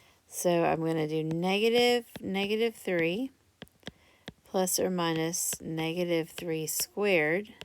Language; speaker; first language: English; native; English